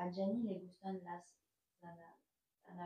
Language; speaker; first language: Spanish; non-native, learner; French